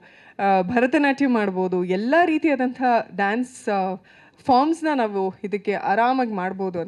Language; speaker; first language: Kannada; native; Kannada